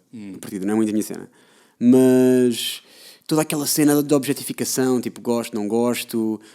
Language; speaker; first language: Portuguese; native; Portuguese